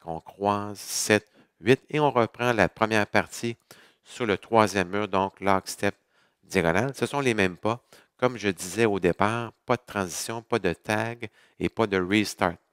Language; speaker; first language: French; native; French